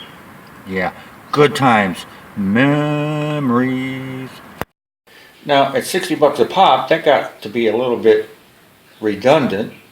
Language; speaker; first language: English; native; English